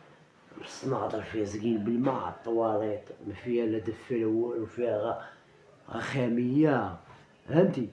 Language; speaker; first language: Arabic; native; Arabic